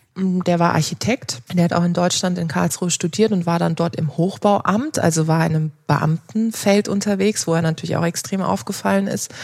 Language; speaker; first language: German; early bilingual, other home language; Turkish